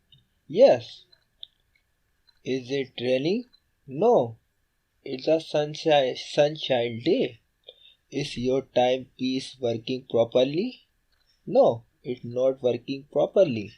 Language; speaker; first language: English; non-native, learner; Urdu